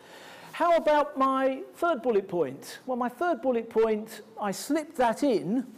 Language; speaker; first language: English; native; English